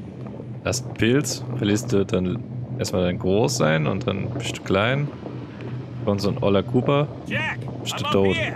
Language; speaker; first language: German; native; German